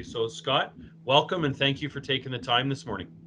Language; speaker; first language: English; native; English